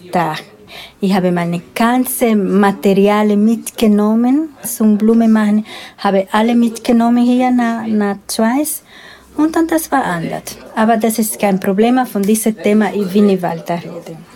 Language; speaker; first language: German; non-native, fluent; Spanish